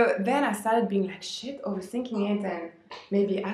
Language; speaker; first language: English; non-native, fluent; French